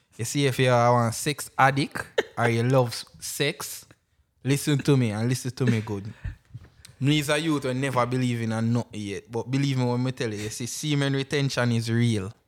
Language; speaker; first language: English; non-native, local second language; Jamaican Creole English